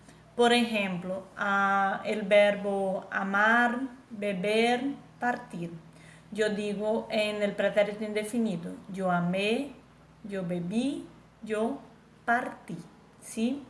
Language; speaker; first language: Spanish; non-native, fluent; Portuguese